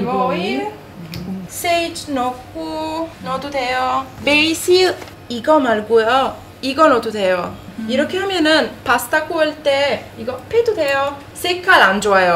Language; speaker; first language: Korean; non-native, learner; Italian